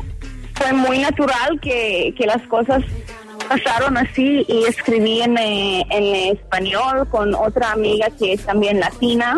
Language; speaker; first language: Spanish; early bilingual, heritage; Hebrew